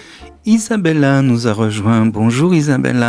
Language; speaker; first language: French; native; French